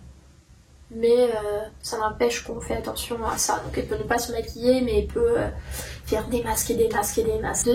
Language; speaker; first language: French; non-native, fluent; Russian